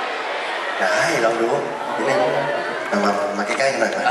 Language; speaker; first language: Thai; native; Thai